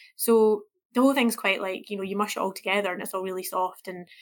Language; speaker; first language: English; native; English